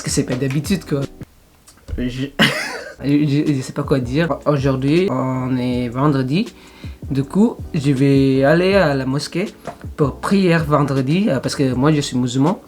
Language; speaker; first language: French; non-native, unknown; Indonesian